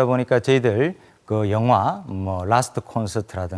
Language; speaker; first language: Korean; native; Korean